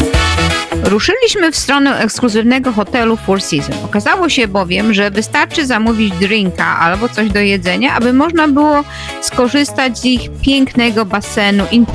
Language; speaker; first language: Polish; native; Polish